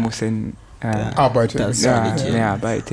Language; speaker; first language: German; non-native, learner; Swahili